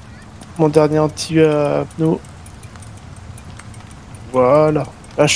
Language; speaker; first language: French; native; French